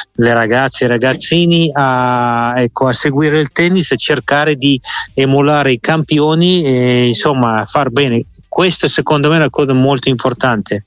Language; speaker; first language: Italian; non-native, fluent; Russian